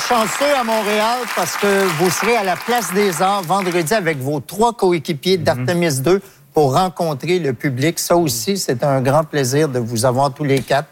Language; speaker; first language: French; native; French